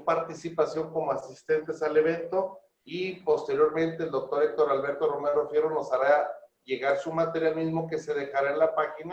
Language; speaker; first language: Spanish; native; Spanish